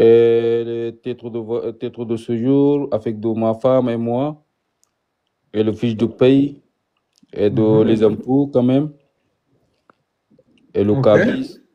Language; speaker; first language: French; non-native, learner; Arabic